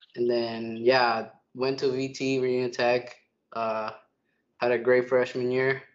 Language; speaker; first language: English; early bilingual, other home language; Spanish